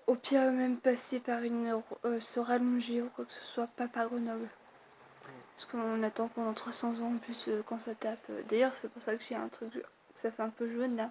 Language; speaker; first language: French; native; French